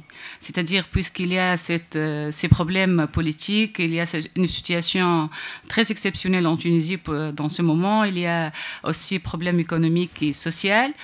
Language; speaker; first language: French; non-native, local second language; Arabic